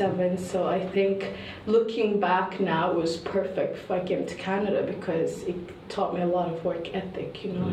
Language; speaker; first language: English; non-native, local second language; Kinyarwanda